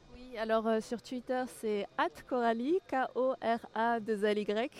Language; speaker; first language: French; non-native, local second language; Malagasy